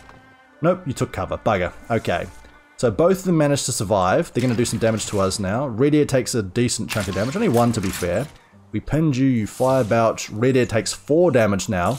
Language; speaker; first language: English; native; English